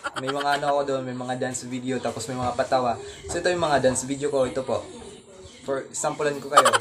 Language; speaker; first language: Filipino; non-native, local second language; Cebuano